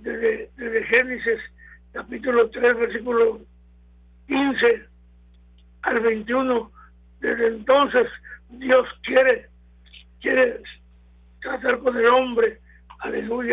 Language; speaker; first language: Spanish; native; Spanish